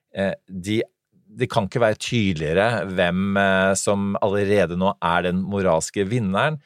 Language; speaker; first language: Norwegian; native; Norwegian